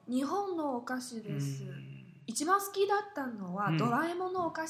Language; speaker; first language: Japanese; non-native, learner; Chinese